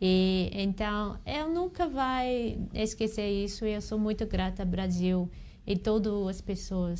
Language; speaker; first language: Portuguese; non-native, fluent; English